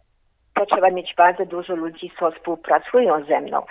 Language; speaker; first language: Polish; early bilingual, heritage; Polish